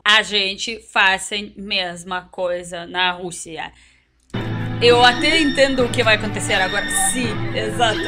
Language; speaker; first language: Portuguese; non-native, learner; Russian